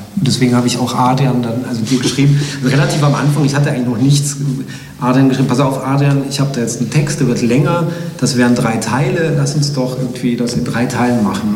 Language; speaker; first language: German; early bilingual, other home language; Slovenian